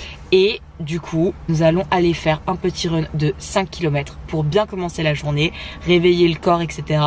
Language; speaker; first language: French; native; French